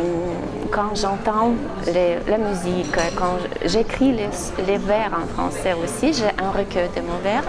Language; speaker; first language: French; non-native, fluent; Russian